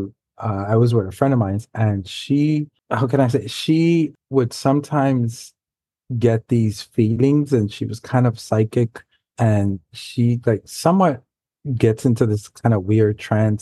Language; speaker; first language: English; early bilingual, other home language; Spanish